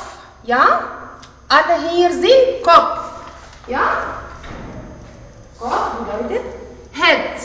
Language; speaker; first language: German; non-native, fluent; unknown